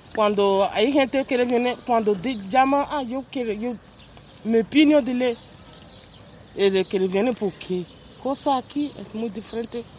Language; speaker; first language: Spanish; non-native, learner; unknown